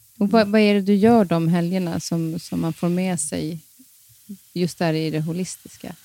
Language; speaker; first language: Swedish; native; Swedish